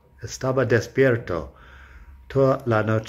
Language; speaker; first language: Spanish; non-native, fluent; English